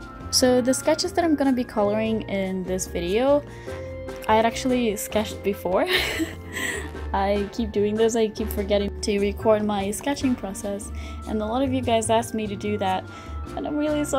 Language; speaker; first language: English; non-native, fluent; Portuguese